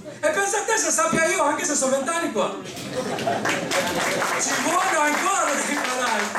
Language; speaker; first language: Italian; non-native, fluent; Albanian